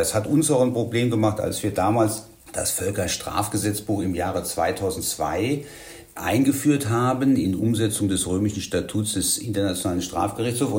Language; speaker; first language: German; native; German